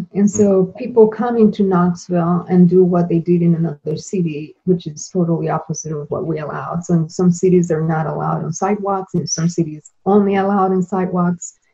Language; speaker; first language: English; non-native, fluent; Spanish